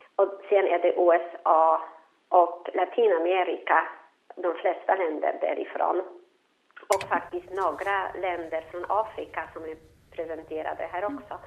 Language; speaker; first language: Swedish; non-native, fluent; Polish